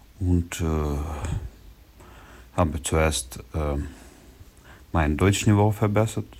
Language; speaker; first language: German; non-native, learner; Ukrainian